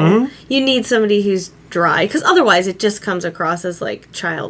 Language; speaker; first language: English; native; English